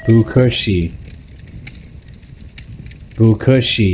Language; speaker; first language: Chinese; non-native, learner; English